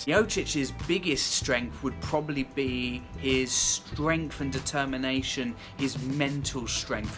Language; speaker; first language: English; native; English